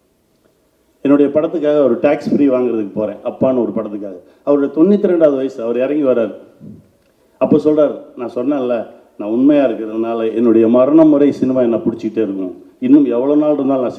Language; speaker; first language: Tamil; native; Tamil